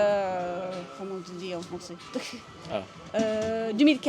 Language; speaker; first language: French; non-native, learner; English